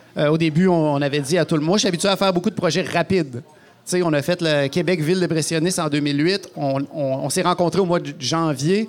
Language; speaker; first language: French; native; French